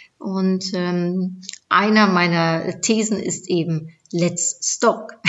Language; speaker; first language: German; non-native, fluent; Dutch